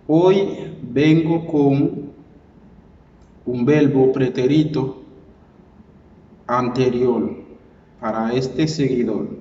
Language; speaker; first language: Spanish; non-native, learner; Haitian Creole